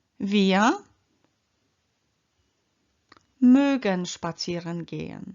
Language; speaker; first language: German; non-native, fluent; Polish